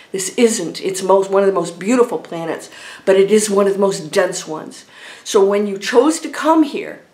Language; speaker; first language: English; native; English